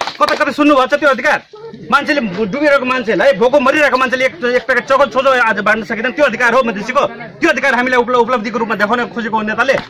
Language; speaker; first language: Nepali; non-native, local second language; Maithili